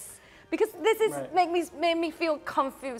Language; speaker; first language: English; non-native, learner; Chinese